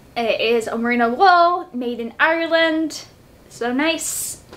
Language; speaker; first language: English; native; English